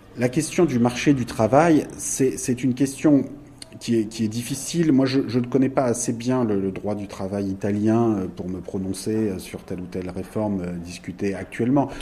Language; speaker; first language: French; native; French